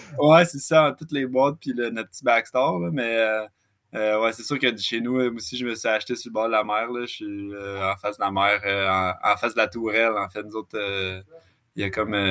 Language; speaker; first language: French; native; French